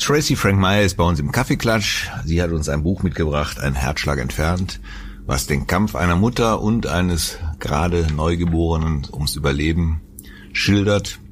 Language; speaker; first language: German; native; German